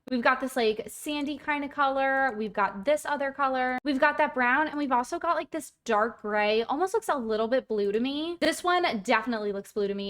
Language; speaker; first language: English; native; English